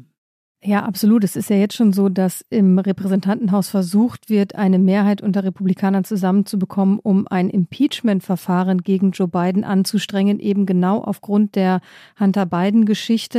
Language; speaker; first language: German; native; German